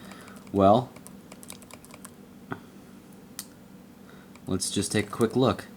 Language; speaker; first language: English; native; English